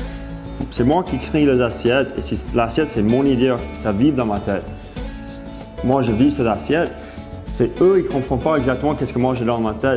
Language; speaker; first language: French; non-native, fluent; English